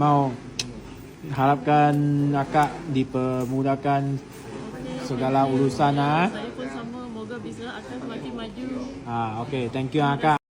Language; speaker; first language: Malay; non-native, local second language; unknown